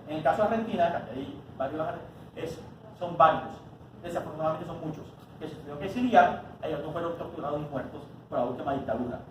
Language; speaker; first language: Spanish; native; Spanish